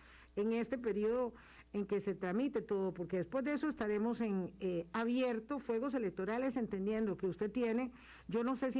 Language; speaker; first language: Spanish; native; Spanish